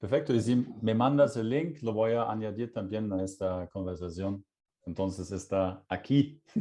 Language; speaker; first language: Spanish; non-native, fluent; German